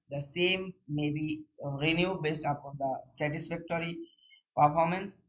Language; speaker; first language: English; non-native, local second language; Bangla